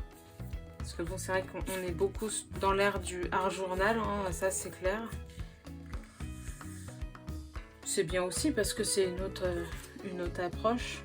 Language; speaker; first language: French; native; French